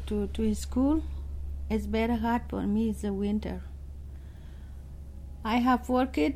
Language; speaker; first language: English; non-native, learner; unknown